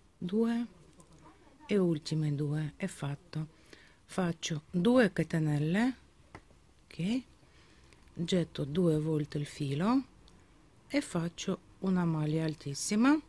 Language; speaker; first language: Italian; non-native, fluent; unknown